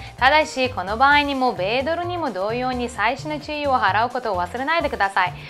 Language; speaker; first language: Japanese; non-native, fluent; Persian